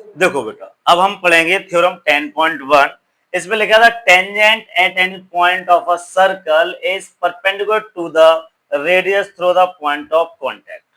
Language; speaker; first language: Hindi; native; Hindi